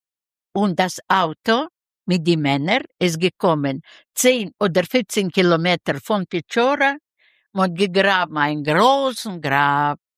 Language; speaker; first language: German; non-native, learner; Russian